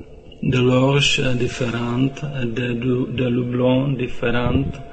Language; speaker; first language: French; non-native, learner; Czech